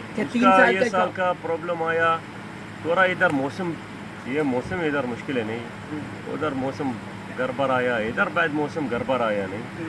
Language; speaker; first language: Hindi; non-native, learner; Arabic